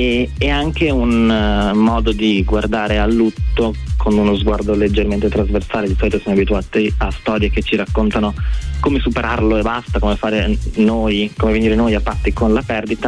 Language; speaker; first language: Italian; native; Italian